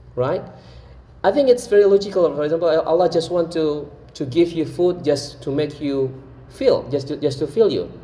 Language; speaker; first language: English; non-native, fluent; Achinese